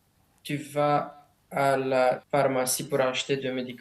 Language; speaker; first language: French; non-native, learner; Romanian